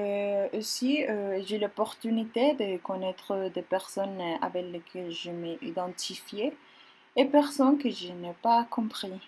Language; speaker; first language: French; non-native, learner; Spanish